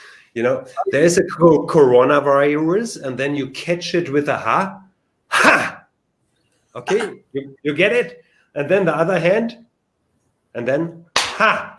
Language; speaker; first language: English; non-native, learner; German